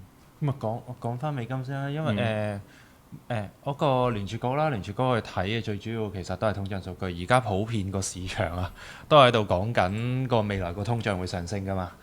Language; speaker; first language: Cantonese; native; Cantonese